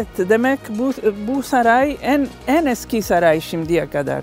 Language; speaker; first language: Turkish; non-native, learner; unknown